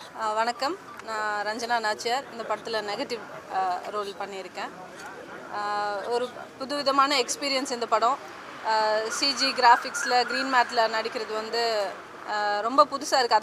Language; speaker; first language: Tamil; native; Tamil